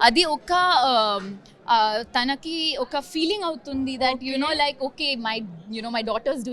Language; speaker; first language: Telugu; non-native, learner; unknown